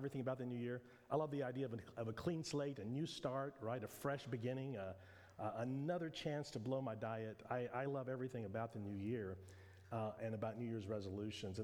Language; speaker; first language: English; native; English